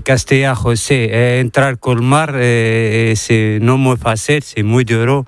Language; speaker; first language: Spanish; non-native, learner; Arabic